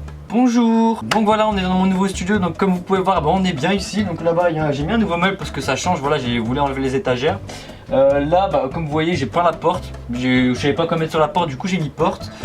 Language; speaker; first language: French; native; French